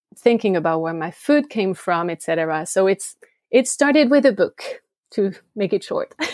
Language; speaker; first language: English; non-native, fluent; French